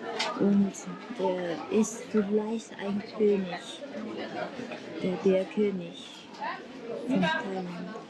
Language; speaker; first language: German; non-native, learner; Japanese